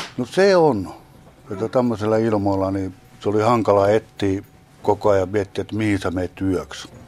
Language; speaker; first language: Finnish; native; Finnish